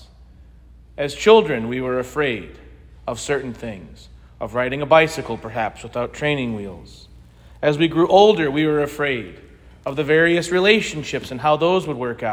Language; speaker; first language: English; native; English